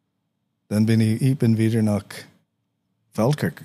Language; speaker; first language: German; non-native, learner; English